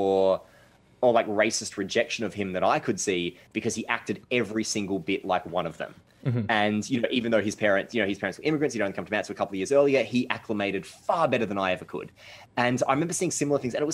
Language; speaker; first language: English; native; English